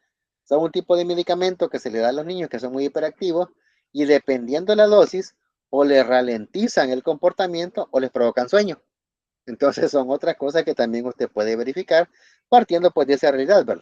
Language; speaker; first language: Spanish; native; Spanish